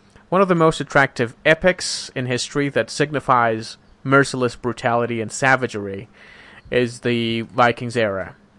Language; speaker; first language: English; non-native, fluent; Persian